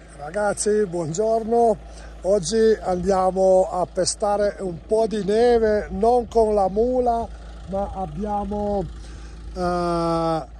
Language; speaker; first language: Italian; native; Italian